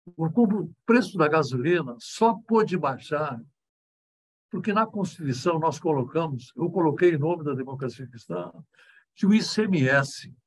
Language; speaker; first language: Portuguese; native; Portuguese